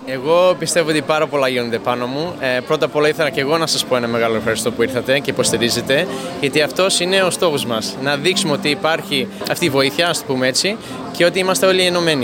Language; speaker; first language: Greek; early bilingual, heritage; Greek